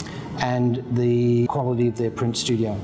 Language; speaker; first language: English; native; English